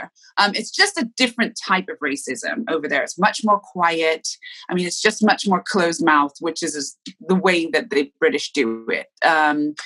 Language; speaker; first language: English; native; English